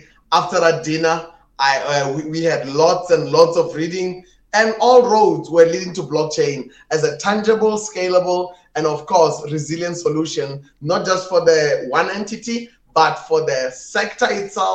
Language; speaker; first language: English; non-native, local second language; Tswana